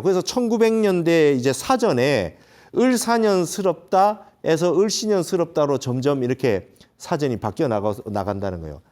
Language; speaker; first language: Korean; native; Korean